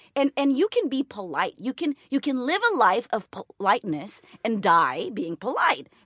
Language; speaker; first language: English; non-native, fluent; Spanish